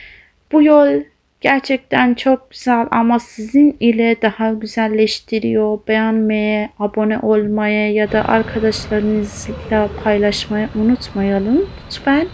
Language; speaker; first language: Turkish; non-native, fluent; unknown